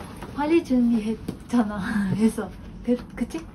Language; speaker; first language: Korean; non-native, learner; Ukrainian